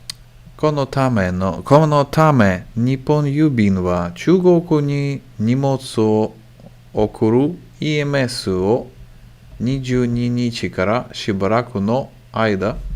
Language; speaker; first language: Japanese; non-native, learner; English